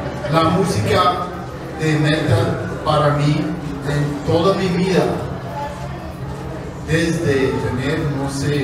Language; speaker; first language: Spanish; non-native, fluent; English